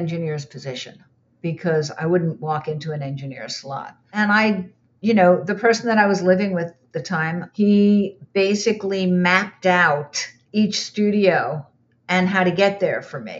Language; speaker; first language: English; native; English